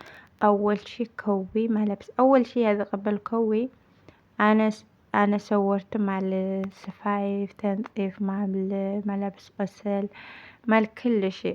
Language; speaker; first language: Arabic; non-native, learner; Amharic